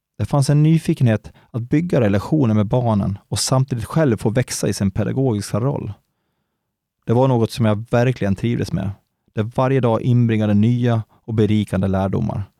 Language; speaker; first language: Swedish; native; Swedish